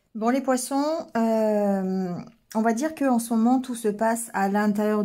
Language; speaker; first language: French; native; French